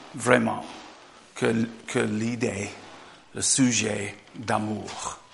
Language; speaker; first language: French; non-native, fluent; English